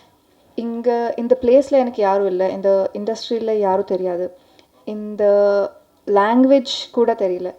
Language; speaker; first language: Tamil; non-native, learner; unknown